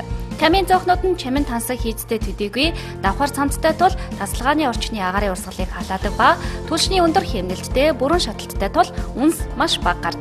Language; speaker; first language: Mongolian; native; Mongolian